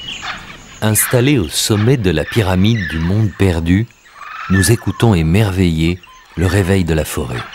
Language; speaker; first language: French; native; French